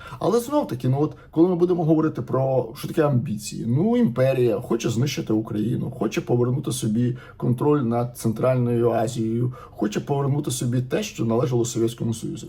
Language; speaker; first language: Ukrainian; native; Ukrainian